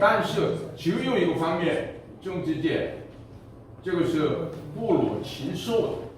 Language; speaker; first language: Chinese; non-native, fluent; Korean